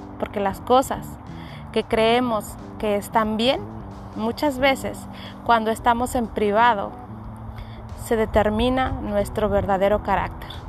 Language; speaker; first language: Spanish; native; Spanish